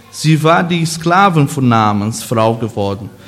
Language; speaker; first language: German; non-native, learner; Portuguese